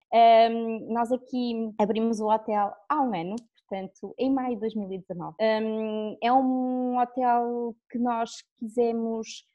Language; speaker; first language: Portuguese; native; Portuguese